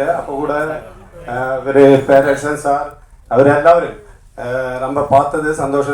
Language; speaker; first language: Tamil; non-native, learner; Malayalam